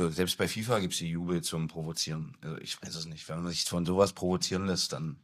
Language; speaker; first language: German; native; German